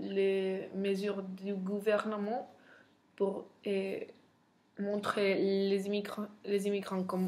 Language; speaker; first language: French; non-native, fluent; Spanish